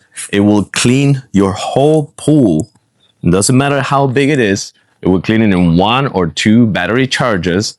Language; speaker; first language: English; non-native, fluent; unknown